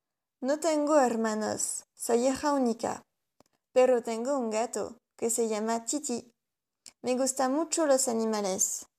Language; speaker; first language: Spanish; non-native, learner; French